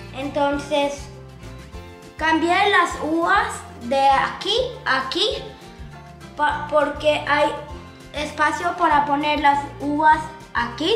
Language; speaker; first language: Spanish; early bilingual, other home language; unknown